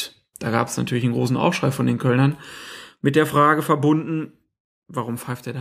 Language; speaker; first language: German; native; German